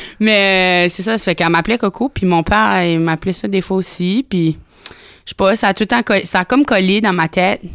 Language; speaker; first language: French; native; French